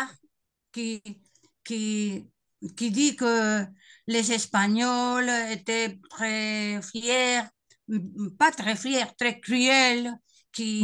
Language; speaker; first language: French; non-native, learner; Spanish